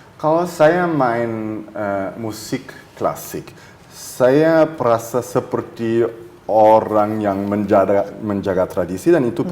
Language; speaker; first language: Indonesian; early bilingual, heritage; German